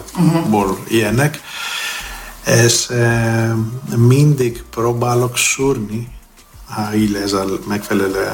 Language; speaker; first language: Hungarian; non-native, learner; Greek